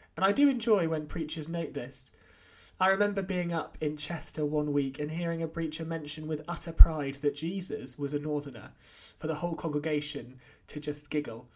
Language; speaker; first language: English; native; English